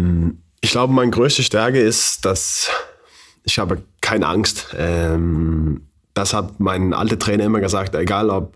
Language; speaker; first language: German; non-native, learner; Faroese